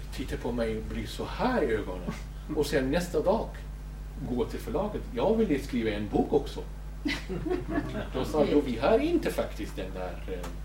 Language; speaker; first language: Swedish; non-native, fluent; Kurdish